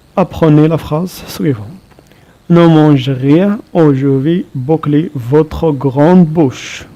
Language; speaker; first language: French; non-native, local second language; Arabic